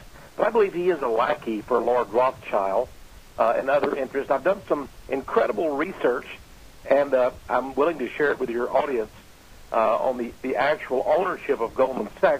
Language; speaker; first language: English; native; English